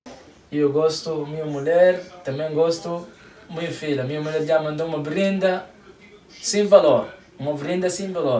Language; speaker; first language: Portuguese; non-native, learner; Arabic